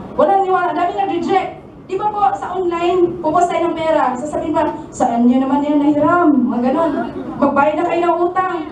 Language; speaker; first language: Filipino; non-native, local second language; Cebuano